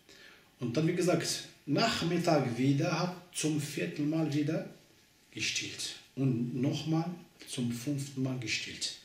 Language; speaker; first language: German; non-native, learner; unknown